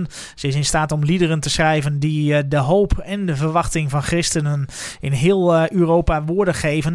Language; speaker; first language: Dutch; native; Dutch